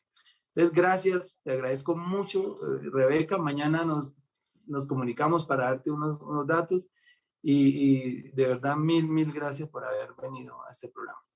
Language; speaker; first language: Spanish; native; Spanish